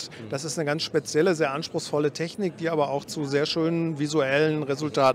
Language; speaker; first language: German; native; German